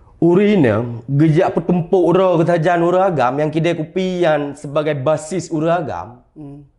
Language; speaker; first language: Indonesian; non-native, local second language; Achinese